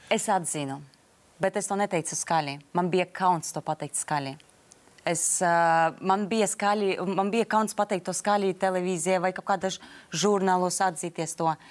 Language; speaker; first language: Latvian; non-native, local second language; Russian